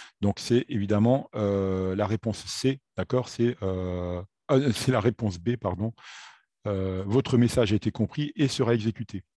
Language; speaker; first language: French; native; French